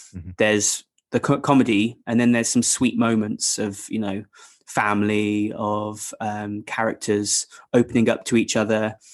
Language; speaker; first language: English; native; English